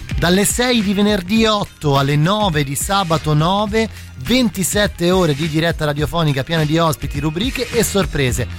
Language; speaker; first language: Italian; native; Italian